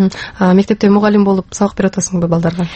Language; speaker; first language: Kyrgyz; native; Kyrgyz